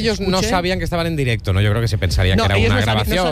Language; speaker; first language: Spanish; native; Spanish